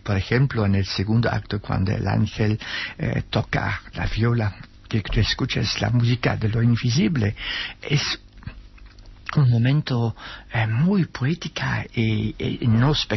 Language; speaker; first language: Spanish; non-native, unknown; Dutch